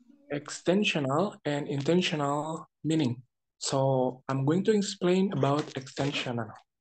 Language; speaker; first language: English; non-native, learner; Indonesian